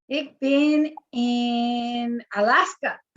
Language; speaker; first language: German; non-native, learner; English